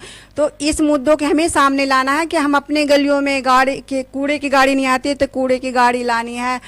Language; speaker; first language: Hindi; native; Hindi